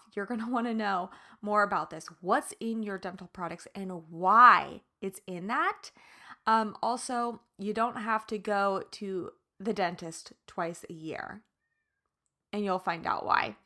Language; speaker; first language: English; native; English